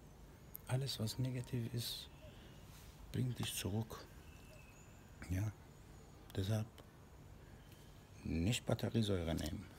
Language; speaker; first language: German; non-native, fluent; Persian